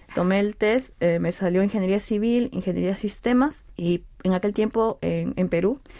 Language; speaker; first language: Spanish; native; Spanish